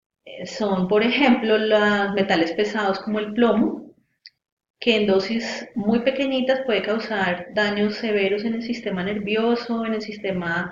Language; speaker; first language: Spanish; native; Spanish